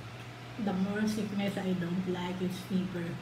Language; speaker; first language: English; non-native, learner; Filipino